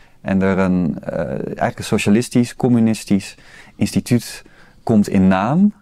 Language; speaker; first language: Dutch; native; Dutch